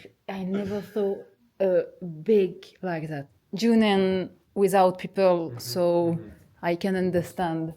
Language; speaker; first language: English; non-native, learner; French